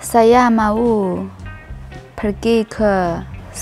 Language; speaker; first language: Indonesian; non-native, learner; Chinese